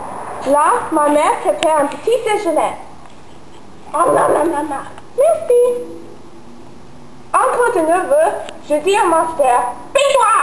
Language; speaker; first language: French; non-native, learner; English